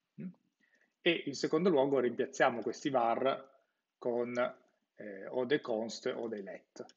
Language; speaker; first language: Italian; native; Italian